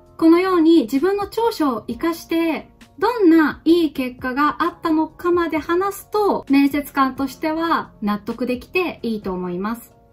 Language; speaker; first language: Japanese; native; Japanese